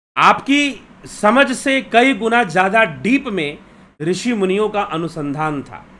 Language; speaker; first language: Hindi; native; Hindi